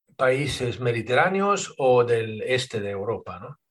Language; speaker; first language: Spanish; non-native, fluent; Swedish